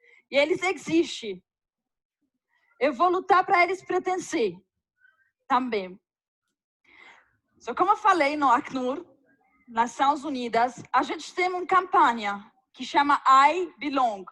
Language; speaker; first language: Portuguese; non-native, fluent; Arabic